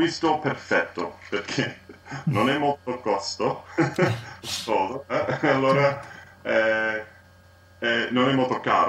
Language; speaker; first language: Italian; non-native, learner; English